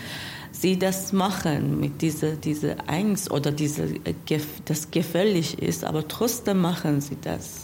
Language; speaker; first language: German; non-native, learner; Persian